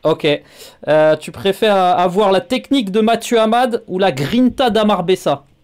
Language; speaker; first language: French; native; French